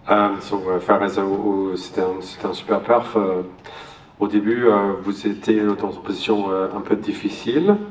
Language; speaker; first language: French; non-native, learner; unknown